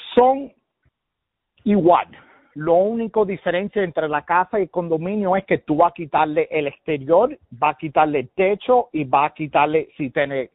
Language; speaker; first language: Spanish; early bilingual, heritage; Spanish